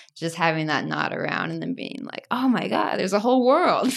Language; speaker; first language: English; native; English